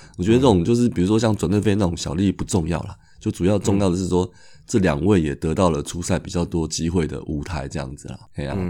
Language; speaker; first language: Chinese; native; Chinese